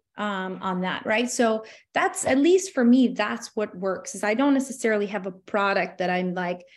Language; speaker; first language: English; non-native, fluent; Albanian